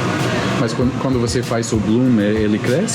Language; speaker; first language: Portuguese; non-native, learner; English